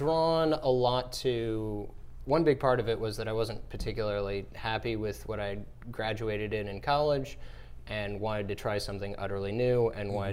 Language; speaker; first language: English; native; English